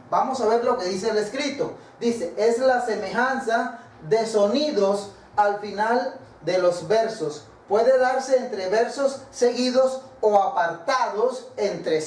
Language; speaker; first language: Spanish; native; Spanish